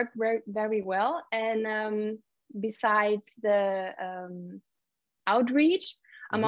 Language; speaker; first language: English; non-native, fluent; German